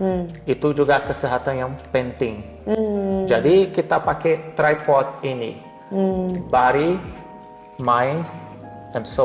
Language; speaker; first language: Indonesian; non-native, learner; Portuguese